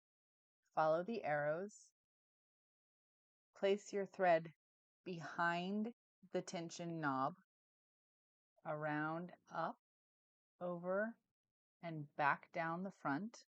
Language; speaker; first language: English; native; English